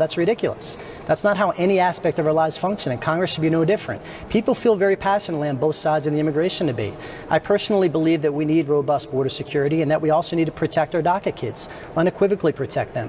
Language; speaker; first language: English; native; English